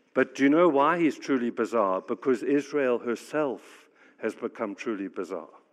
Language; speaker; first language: English; native; English